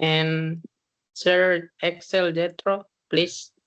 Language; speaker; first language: English; non-native, learner; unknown